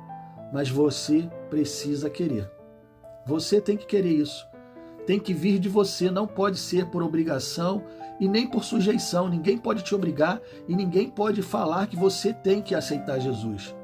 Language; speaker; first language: Portuguese; native; Portuguese